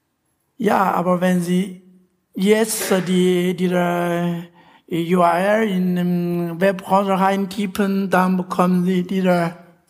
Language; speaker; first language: German; non-native, fluent; Chinese